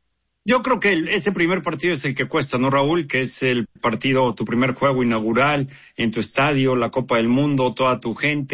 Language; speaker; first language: Spanish; native; Spanish